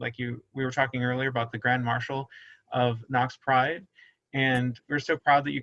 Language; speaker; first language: English; native; English